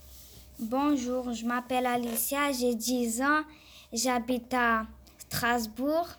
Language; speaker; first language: French; early bilingual, other home language; Romanian